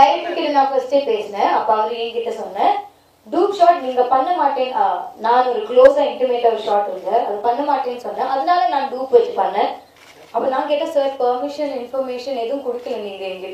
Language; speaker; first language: Tamil; non-native, learner; Malayalam